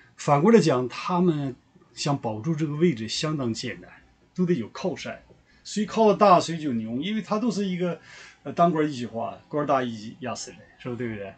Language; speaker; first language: Chinese; native; Chinese